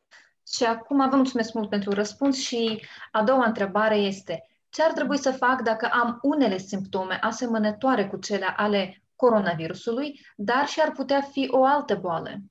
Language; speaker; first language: Romanian; native; Romanian